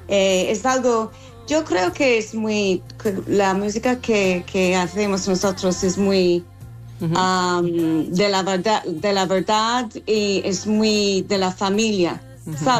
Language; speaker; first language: Spanish; non-native, fluent; English